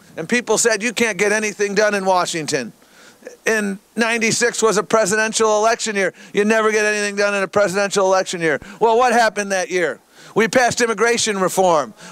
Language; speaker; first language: English; native; English